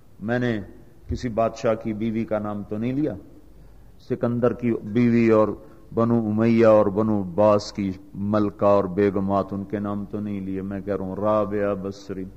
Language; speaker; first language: Urdu; non-native, local second language; Punjabi